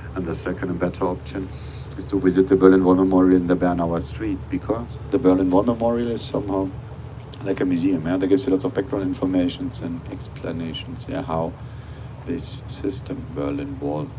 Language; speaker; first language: English; non-native, fluent; German